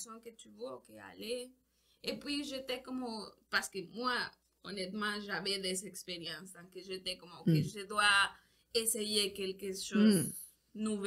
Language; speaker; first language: French; non-native, learner; Spanish